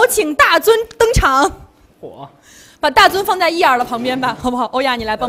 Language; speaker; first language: Chinese; native; Chinese